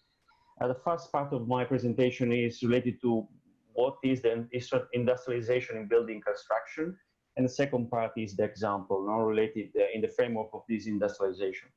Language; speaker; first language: English; non-native, fluent; Italian